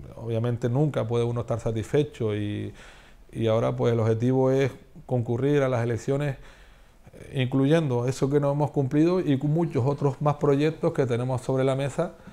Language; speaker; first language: Spanish; native; Spanish